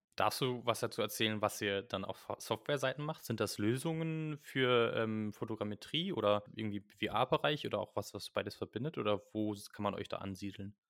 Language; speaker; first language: German; native; German